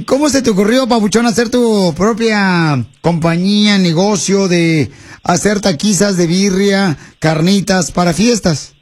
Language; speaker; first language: Spanish; native; Spanish